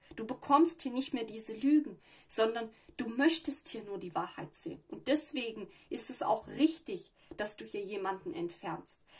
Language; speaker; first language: German; non-native, fluent; Italian